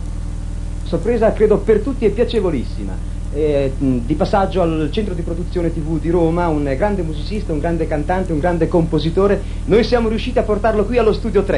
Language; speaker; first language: Italian; native; Italian